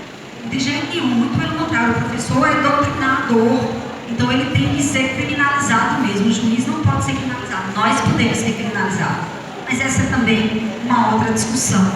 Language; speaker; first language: Portuguese; native; Portuguese